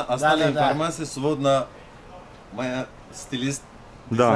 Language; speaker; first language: Russian; non-native, learner; Turkish